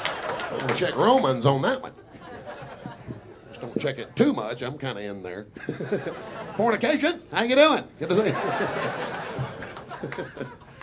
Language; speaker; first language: English; native; English